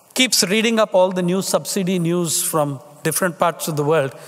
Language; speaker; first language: English; non-native, local second language; Tamil